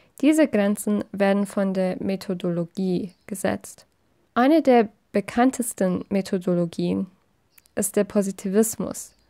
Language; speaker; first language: German; non-native, fluent; English